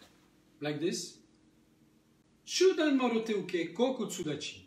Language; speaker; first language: English; non-native, learner; French